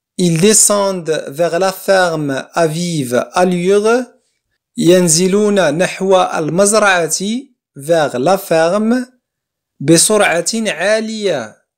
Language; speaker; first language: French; non-native, local second language; Arabic